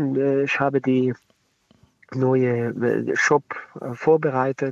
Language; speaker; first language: German; non-native, learner; Arabic